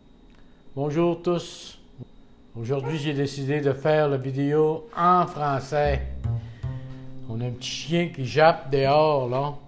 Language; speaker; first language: French; non-native, fluent; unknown